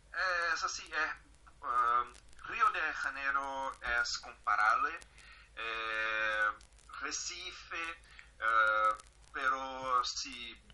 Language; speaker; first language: Spanish; non-native, fluent; Portuguese